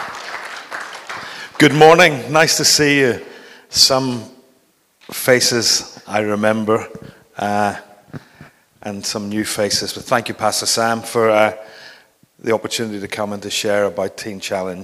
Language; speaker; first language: English; native; English